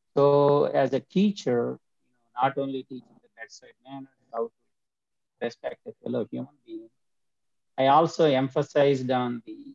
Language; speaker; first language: English; non-native, local second language; Telugu